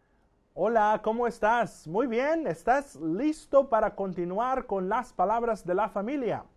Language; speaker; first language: Spanish; non-native, fluent; English